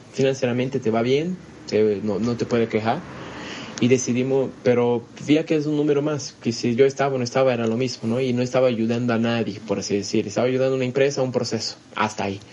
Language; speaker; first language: Spanish; non-native, fluent; Portuguese